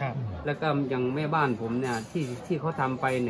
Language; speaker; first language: Thai; native; Thai